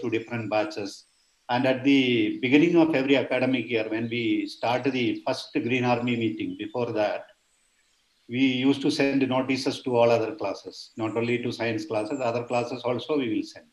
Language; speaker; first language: English; non-native, local second language; Malayalam